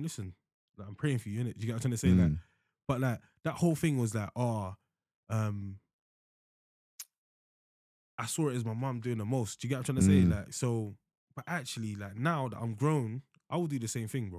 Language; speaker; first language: English; native; English